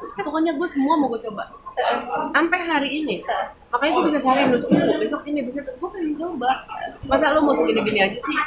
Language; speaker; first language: Indonesian; early bilingual, other home language; German